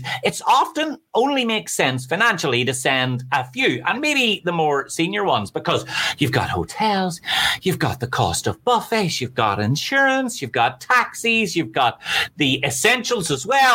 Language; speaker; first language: English; native; English